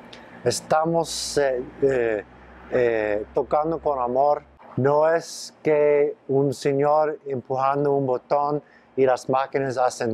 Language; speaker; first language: Spanish; non-native, fluent; English